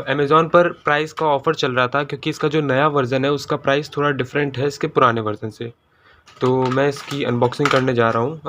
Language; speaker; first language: Hindi; native; Hindi